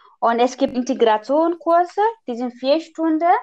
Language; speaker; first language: German; non-native, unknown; Nepali